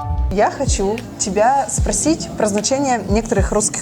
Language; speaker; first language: Russian; native; Russian